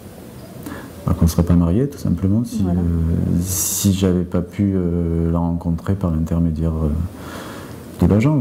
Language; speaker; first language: French; native; French